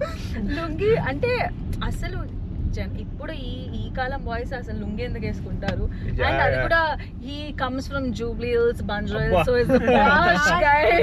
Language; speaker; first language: Telugu; native; Telugu